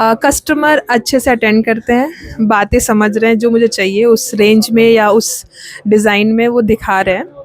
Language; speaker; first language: Hindi; native; Hindi